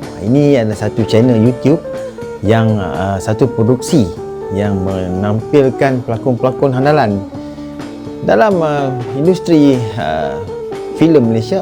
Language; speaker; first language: Malay; native; Malay